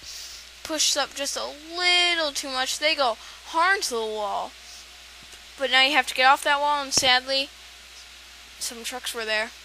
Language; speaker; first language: English; native; English